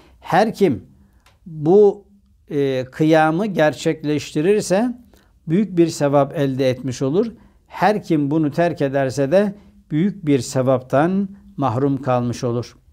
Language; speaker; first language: Turkish; native; Turkish